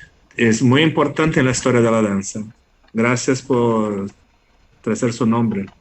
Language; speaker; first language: Spanish; non-native, fluent; Portuguese